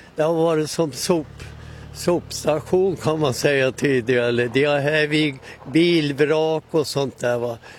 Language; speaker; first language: Swedish; native; Swedish